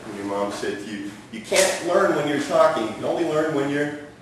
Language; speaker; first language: English; native; English